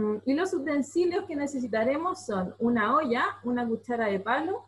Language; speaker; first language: Spanish; native; Spanish